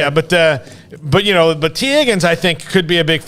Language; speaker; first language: English; native; English